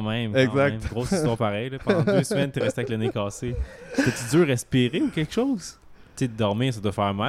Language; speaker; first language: French; native; French